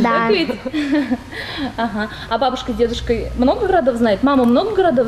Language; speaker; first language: Russian; native; Russian